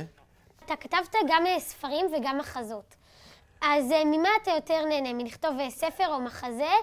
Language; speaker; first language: Hebrew; native; Hebrew